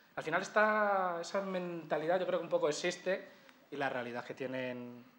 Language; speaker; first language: Spanish; native; Spanish